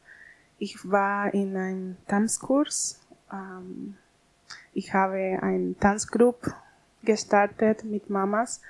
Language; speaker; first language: German; non-native, learner; Spanish